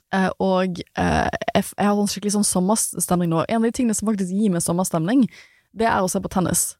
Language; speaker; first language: Norwegian; native; Norwegian